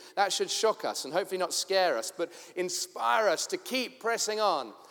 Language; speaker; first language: English; native; English